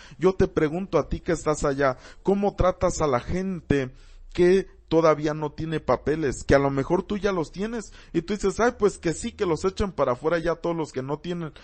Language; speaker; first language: Spanish; early bilingual, heritage; Spanish